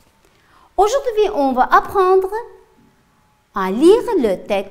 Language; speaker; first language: French; non-native, fluent; Uzbek